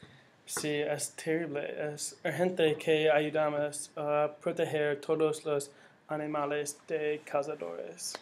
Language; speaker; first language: Spanish; non-native, learner; English